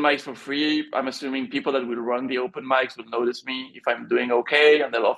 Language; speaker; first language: English; non-native, fluent; French